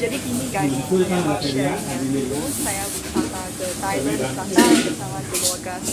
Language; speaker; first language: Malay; non-native, local second language; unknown